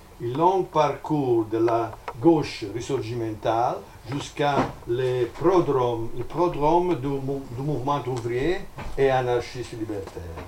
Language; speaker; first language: French; non-native, fluent; Italian